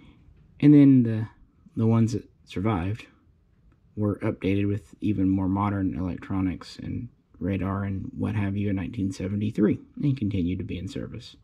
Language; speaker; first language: English; native; English